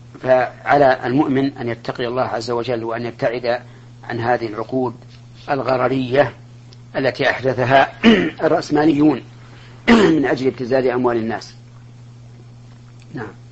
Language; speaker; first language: Arabic; native; Arabic